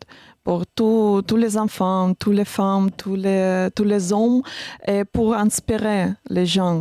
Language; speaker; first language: French; non-native, learner; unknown